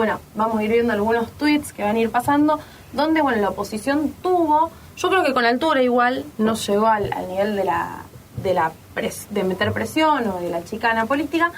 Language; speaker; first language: Spanish; native; Spanish